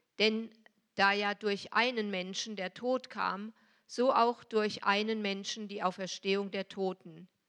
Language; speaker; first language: German; native; German